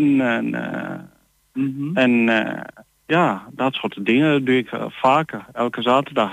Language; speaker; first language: Dutch; non-native, learner; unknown